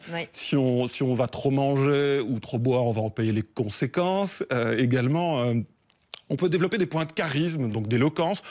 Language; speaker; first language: French; native; French